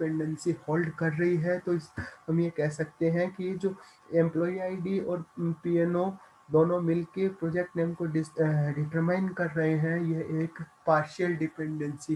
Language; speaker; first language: Hindi; native; Hindi